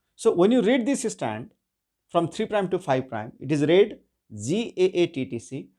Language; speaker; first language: English; non-native, local second language; Nepali